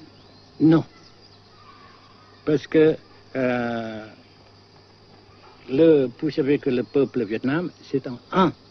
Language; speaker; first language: French; non-native, local second language; Vietnamese